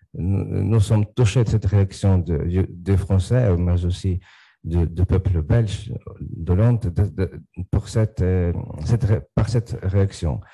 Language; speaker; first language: French; non-native, fluent; Ukrainian